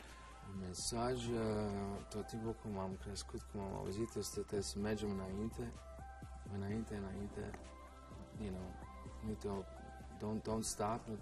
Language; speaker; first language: Romanian; early bilingual, heritage; Romanian